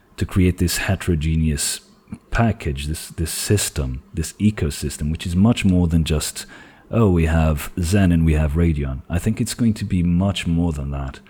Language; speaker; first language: English; non-native, fluent; Portuguese